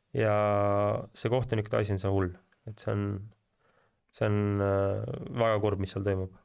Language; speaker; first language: Estonian; early bilingual, heritage; Estonian